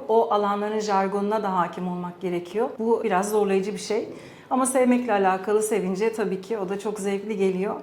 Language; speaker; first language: Turkish; early bilingual, heritage; Turkish